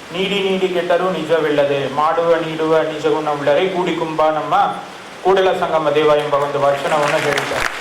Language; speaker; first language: Kannada; non-native, local second language; Tamil